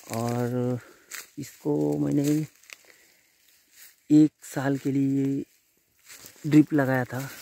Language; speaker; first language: Hindi; non-native, local second language; Marathi